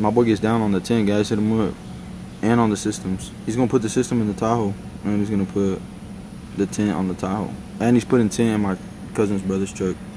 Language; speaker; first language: English; early bilingual, other home language; Spanish